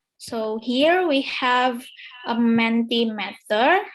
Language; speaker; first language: English; non-native, fluent; Indonesian